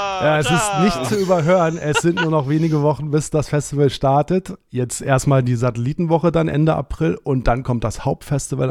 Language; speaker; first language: German; native; German